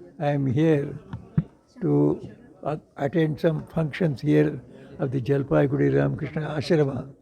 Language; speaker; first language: English; non-native, local second language; Kannada